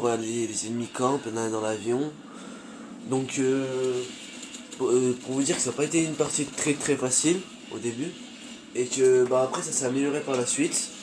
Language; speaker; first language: French; native; French